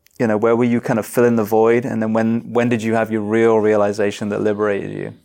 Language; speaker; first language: English; native; English